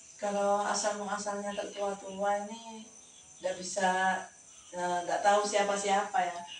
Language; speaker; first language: Indonesian; non-native, local second language; Javanese